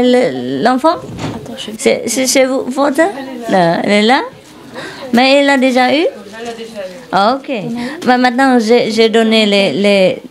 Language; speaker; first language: French; non-native, learner; Vietnamese